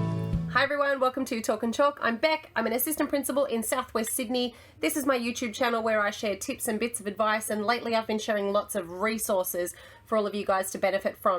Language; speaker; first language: English; native; English